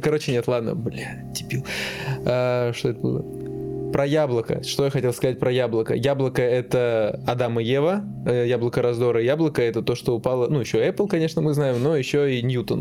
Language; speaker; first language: Russian; native; Russian